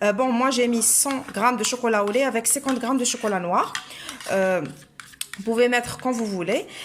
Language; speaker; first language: French; non-native, local second language; Arabic